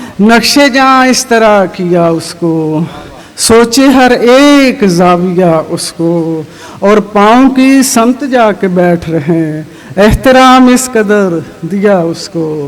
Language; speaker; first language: Urdu; non-native, local second language; Punjabi